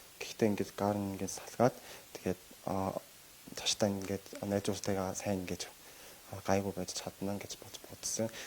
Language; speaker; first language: Mongolian; non-native, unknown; Korean